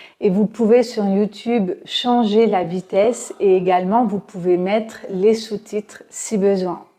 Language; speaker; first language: French; native; French